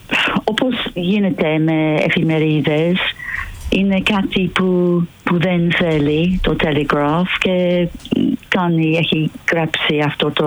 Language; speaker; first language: Greek; non-native, fluent; English